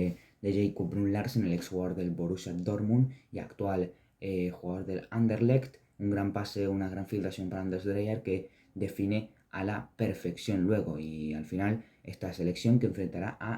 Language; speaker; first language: Spanish; native; Spanish